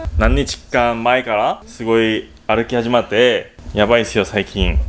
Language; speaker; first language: Japanese; non-native, fluent; Korean